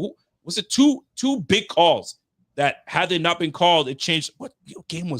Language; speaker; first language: English; native; English